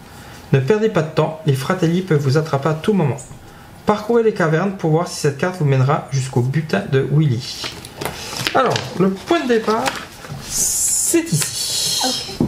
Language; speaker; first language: French; native; French